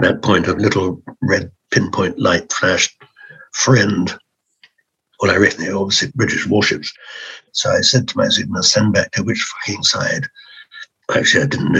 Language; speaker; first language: English; native; English